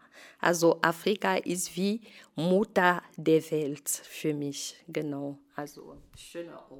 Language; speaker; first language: German; non-native, fluent; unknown